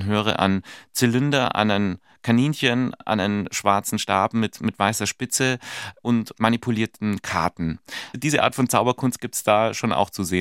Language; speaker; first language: German; native; German